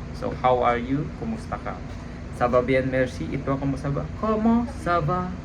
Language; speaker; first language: Filipino; native; Filipino